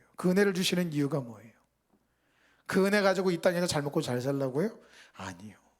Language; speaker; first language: Korean; native; Korean